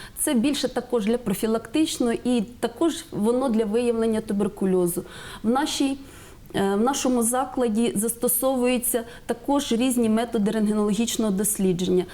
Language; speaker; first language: Ukrainian; native; Ukrainian